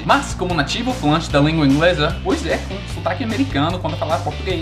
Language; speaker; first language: Portuguese; non-native, fluent; English